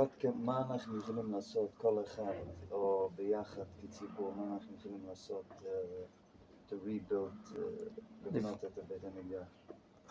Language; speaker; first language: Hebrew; non-native, learner; English